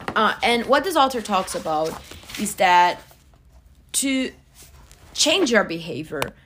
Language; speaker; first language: English; non-native, fluent; Portuguese